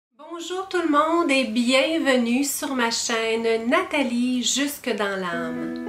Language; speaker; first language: French; native; French